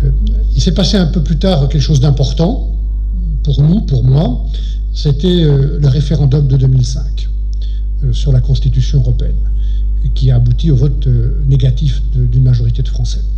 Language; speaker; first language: French; native; French